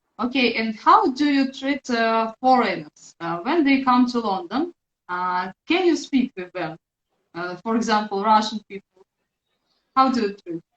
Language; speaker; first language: English; non-native, learner; Russian